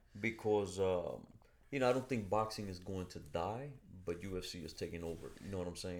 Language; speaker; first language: English; early bilingual, other home language; Spanish